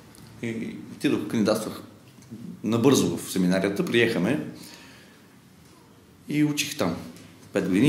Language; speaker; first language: Bulgarian; native; Bulgarian